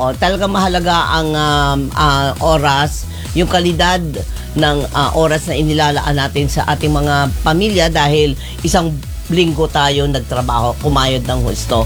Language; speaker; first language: Filipino; native; Filipino